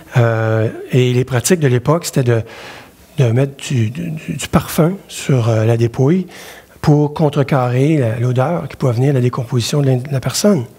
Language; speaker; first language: French; native; French